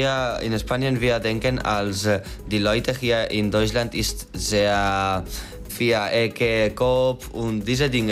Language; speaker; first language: German; non-native, learner; Spanish